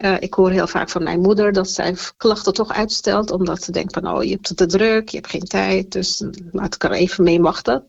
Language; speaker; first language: Dutch; early bilingual, other home language; Turkish